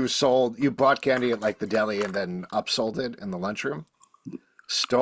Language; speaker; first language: English; native; English